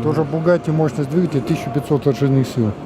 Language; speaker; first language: Russian; native; Russian